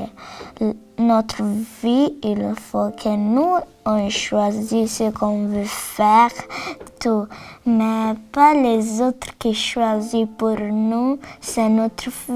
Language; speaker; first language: French; non-native, learner; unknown